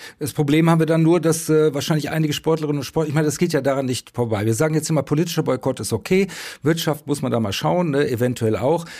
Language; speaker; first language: German; native; German